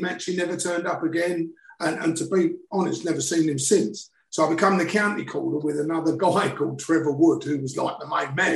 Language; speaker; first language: English; native; English